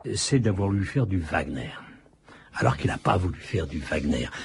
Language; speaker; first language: French; early bilingual, other home language; Italian